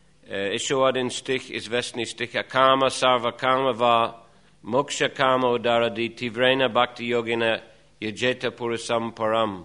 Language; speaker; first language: Russian; non-native, fluent; English